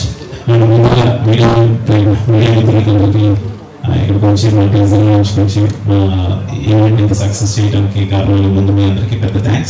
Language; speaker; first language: Telugu; native; Telugu